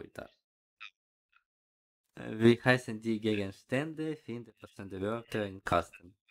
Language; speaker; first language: German; non-native, learner; Ukrainian